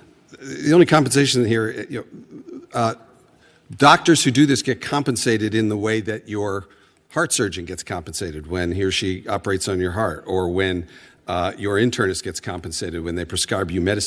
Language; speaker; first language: English; native; English